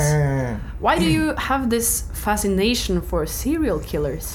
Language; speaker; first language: English; non-native, learner; Norwegian